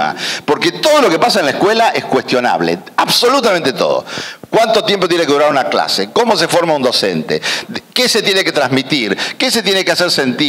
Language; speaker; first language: Spanish; native; Spanish